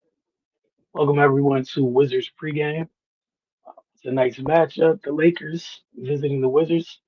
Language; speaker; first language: English; native; English